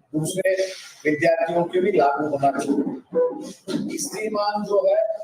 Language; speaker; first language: Hindi; non-native, local second language; Marathi